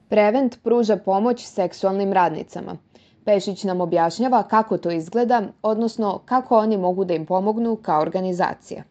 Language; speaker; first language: Serbian; native; Serbian